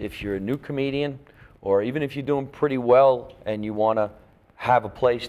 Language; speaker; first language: English; native; English